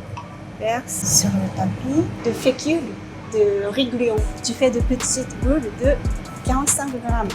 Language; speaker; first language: French; non-native, learner; Japanese